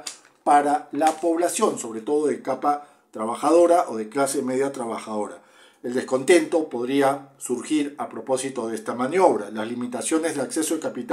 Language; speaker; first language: Spanish; native; Spanish